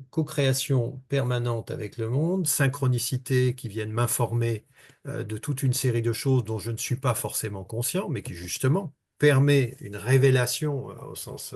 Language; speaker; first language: French; native; French